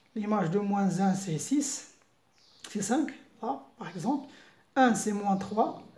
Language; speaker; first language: French; non-native, local second language; Arabic